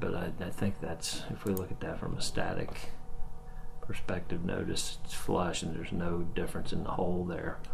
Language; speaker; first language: English; native; English